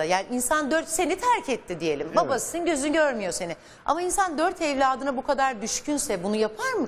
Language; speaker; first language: Turkish; native; Turkish